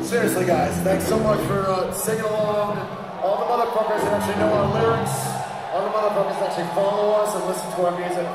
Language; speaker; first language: English; native; English